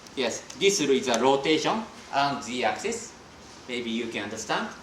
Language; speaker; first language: English; non-native, fluent; Japanese